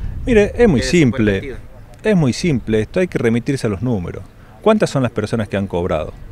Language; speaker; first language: Spanish; native; Spanish